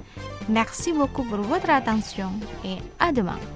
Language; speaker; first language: French; non-native, fluent; Indonesian